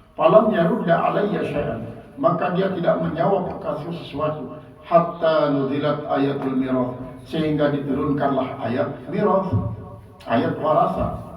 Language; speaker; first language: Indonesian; non-native, local second language; Sasak